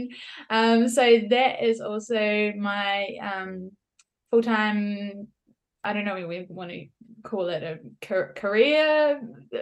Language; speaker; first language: English; native; English